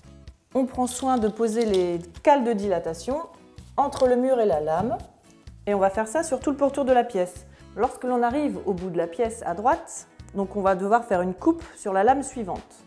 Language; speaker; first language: French; native; French